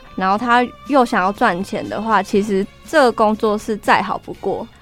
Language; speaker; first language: Chinese; native; Chinese